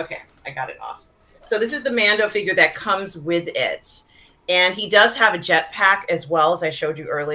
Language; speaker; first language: English; native; English